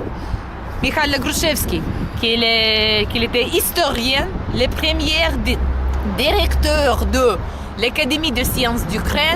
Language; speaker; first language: French; non-native, learner; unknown